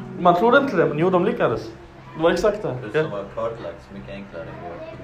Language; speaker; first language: Swedish; non-native, fluent; Arabic